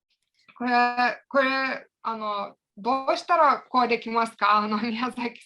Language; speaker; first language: Japanese; non-native, fluent; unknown